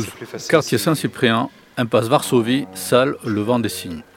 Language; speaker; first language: French; native; French